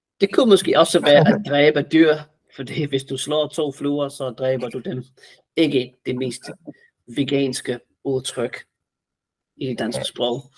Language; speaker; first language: Danish; native; Danish